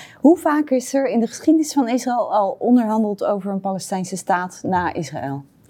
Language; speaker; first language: Dutch; native; Dutch